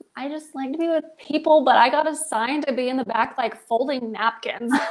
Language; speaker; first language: English; native; English